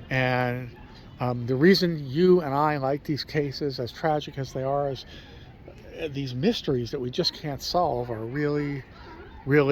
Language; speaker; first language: English; native; English